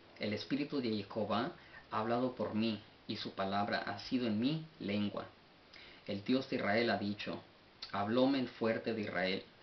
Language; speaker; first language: Spanish; native; Spanish